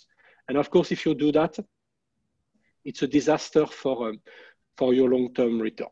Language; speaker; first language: English; non-native, fluent; French